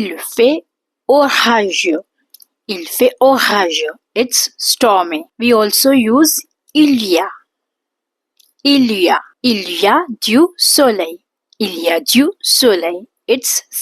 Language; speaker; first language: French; non-native, fluent; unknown